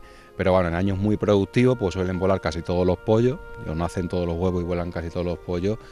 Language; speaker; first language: Spanish; native; Spanish